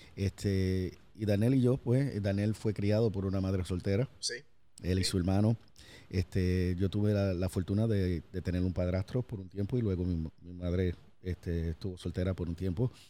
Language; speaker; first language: Spanish; native; Spanish